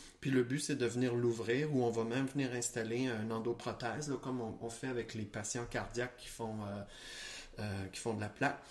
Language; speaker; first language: French; native; French